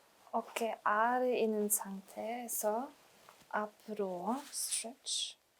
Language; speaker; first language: Korean; non-native, learner; German